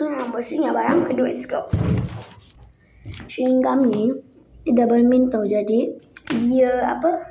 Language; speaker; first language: Malay; native; Malay